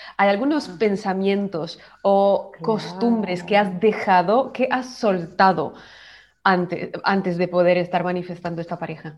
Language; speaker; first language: Spanish; native; Spanish